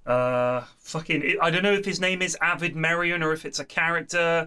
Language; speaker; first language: English; native; English